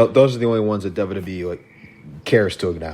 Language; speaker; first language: English; native; English